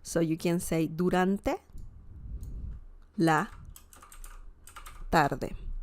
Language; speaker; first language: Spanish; non-native, fluent; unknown